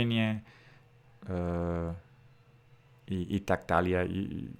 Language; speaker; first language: Russian; non-native, learner; English